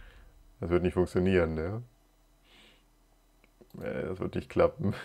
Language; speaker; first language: German; native; German